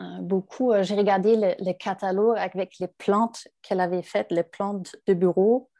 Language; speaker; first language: French; non-native, fluent; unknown